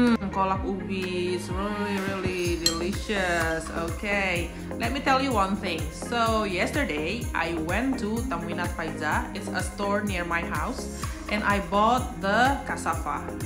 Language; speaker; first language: English; non-native, fluent; Indonesian